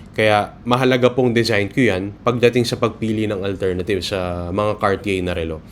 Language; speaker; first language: Filipino; native; Filipino